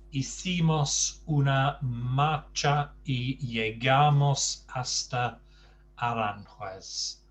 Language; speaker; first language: Spanish; non-native, fluent; English